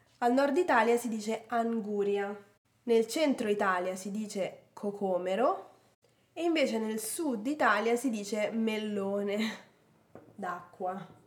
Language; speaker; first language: Italian; native; Italian